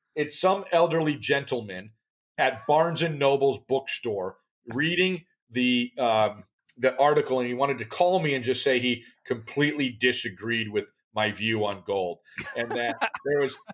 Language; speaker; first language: English; native; English